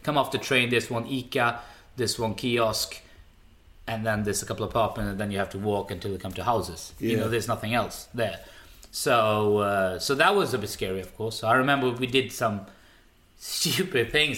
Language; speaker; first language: English; non-native, fluent; Swedish